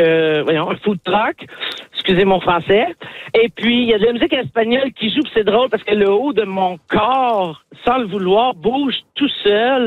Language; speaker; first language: French; native; French